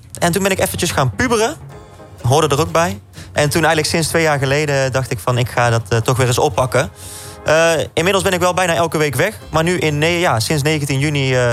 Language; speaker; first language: Dutch; native; Dutch